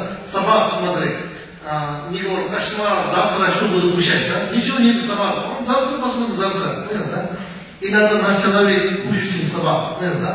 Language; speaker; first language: Russian; non-native, learner; Tibetan